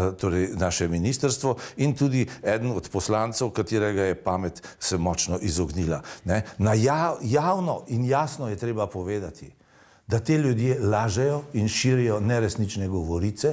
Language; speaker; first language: Slovenian; native; Slovenian